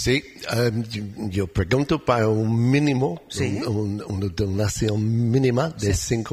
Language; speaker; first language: Spanish; non-native, learner; English